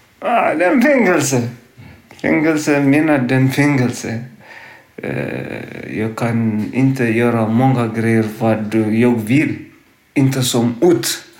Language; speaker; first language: Swedish; non-native, learner; Tigrinya